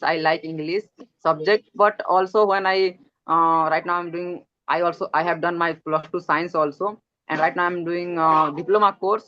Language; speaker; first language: English; non-native, learner; Odia